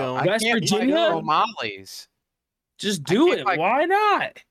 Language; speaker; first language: English; native; English